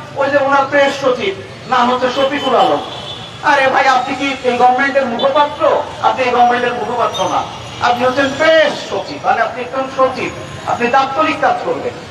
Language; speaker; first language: Bangla; native; Bangla